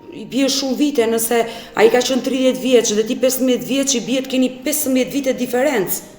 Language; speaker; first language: Albanian; native; Albanian